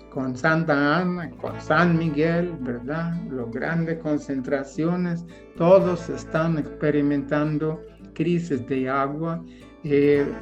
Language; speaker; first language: Spanish; non-native, fluent; English